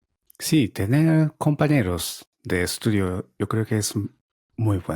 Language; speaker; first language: Spanish; non-native, fluent; Japanese